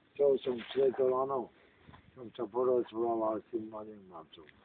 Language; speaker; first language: Slovak; non-native, local second language; Romany